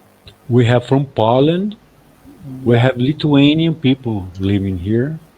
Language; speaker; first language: English; non-native, fluent; Portuguese